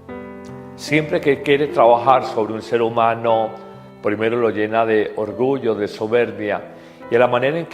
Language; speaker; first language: Spanish; native; Spanish